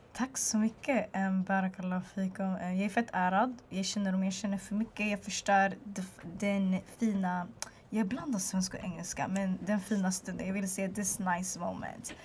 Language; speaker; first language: Swedish; early bilingual, other home language; Arabic